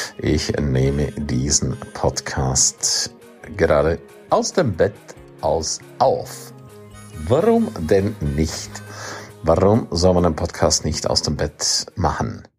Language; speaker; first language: German; non-native, local second language; Romansh